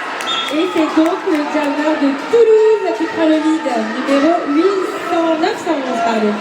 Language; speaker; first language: French; native; French